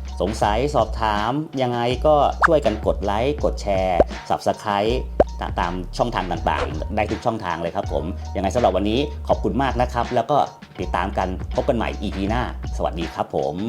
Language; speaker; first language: Thai; native; Thai